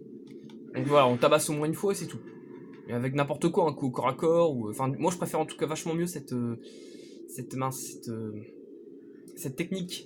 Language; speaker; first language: French; native; French